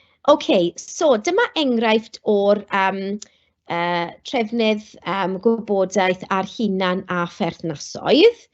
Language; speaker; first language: Welsh; non-native, local second language; English